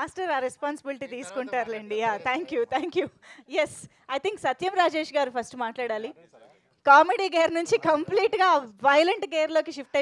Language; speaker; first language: Telugu; native; Telugu